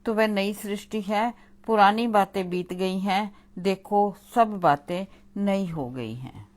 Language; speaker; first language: Hindi; non-native, local second language; Punjabi